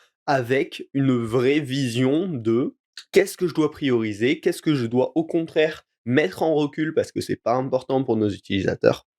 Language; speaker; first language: French; native; French